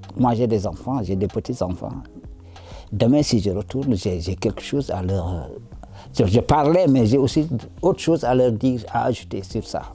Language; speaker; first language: French; non-native, local second language; Wolof